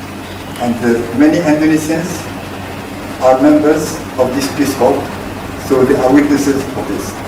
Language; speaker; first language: English; non-native, fluent; Arabic